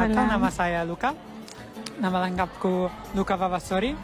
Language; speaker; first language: Indonesian; non-native, learner; Italian